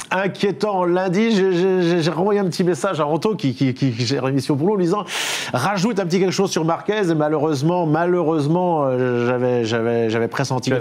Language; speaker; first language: French; native; French